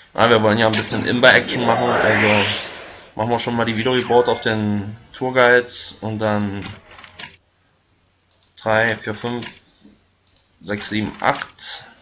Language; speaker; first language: German; native; German